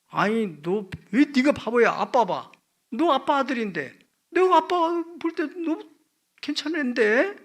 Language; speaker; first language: Korean; native; Korean